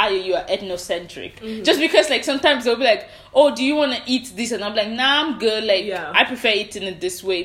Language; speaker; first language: English; non-native, local second language; Yoruba